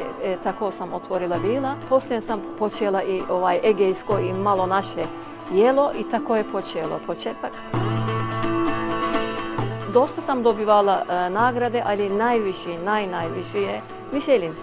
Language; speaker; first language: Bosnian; early bilingual, heritage; Bosnian